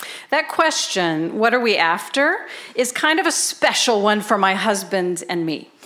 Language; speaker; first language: English; native; English